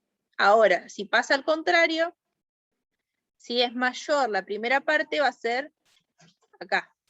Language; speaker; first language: Spanish; native; Spanish